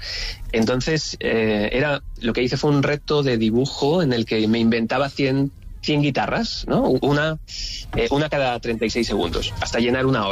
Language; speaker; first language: Spanish; native; Spanish